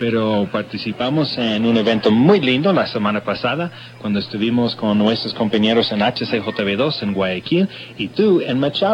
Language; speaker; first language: Spanish; non-native, fluent; English